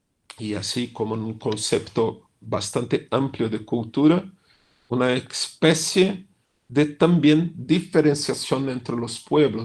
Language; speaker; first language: Spanish; non-native, fluent; Portuguese